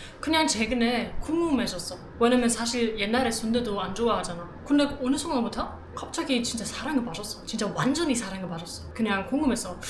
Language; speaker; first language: Korean; non-native, fluent; German